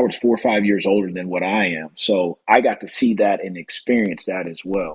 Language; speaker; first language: English; native; English